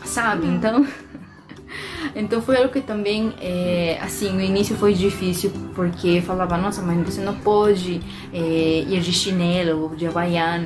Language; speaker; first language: Portuguese; non-native, fluent; Spanish